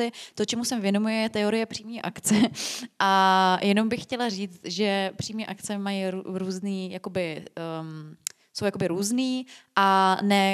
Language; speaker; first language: Czech; native; Czech